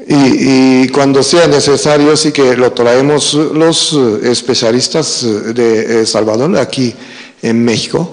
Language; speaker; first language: Spanish; non-native, fluent; Japanese